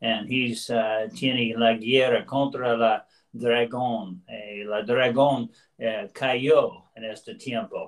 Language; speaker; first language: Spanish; non-native, learner; English